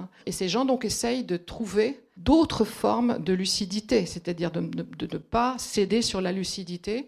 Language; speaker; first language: French; native; French